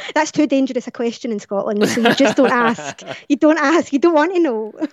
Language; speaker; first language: English; native; English